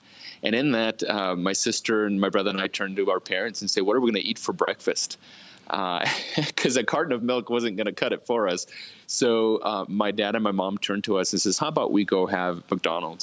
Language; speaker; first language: English; early bilingual, other home language; Spanish